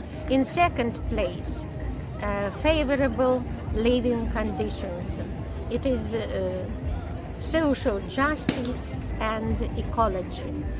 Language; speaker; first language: English; non-native, fluent; Russian